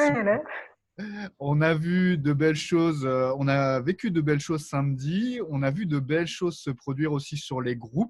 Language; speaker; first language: French; native; French